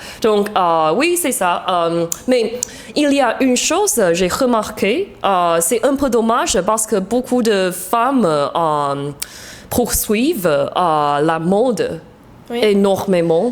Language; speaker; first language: French; non-native, learner; Chinese